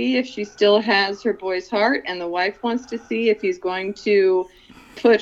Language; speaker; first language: English; non-native, local second language; Filipino